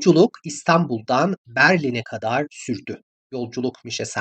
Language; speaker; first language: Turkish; non-native, fluent; Persian